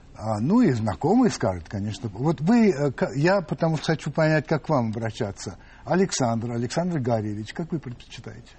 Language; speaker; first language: Russian; non-native, fluent; English